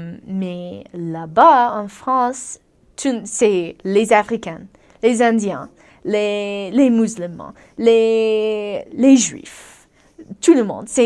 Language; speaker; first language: French; non-native, fluent; English